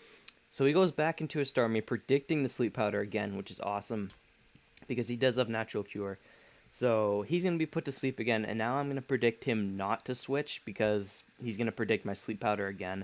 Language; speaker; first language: English; native; English